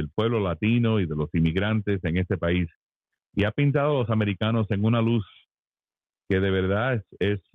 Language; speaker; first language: Spanish; early bilingual, heritage; Spanish